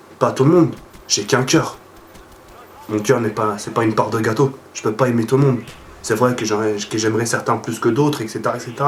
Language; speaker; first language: French; early bilingual, other home language; Arabic